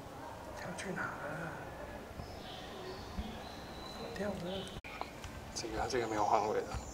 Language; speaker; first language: Chinese; native; Chinese